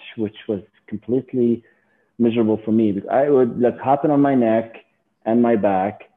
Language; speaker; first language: English; non-native, fluent; Arabic